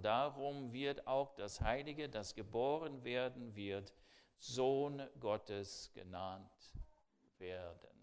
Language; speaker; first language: German; non-native, fluent; English